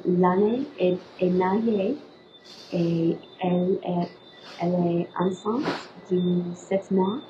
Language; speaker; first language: French; non-native, learner; English